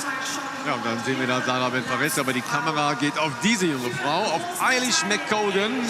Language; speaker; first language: German; native; German